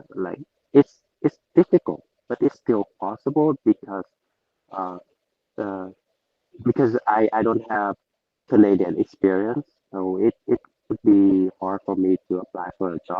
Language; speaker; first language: English; non-native, learner; Vietnamese